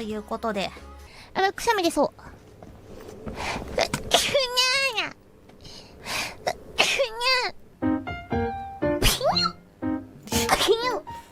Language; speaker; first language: Japanese; native; Japanese